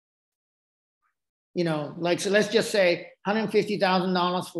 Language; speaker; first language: English; non-native, fluent; Japanese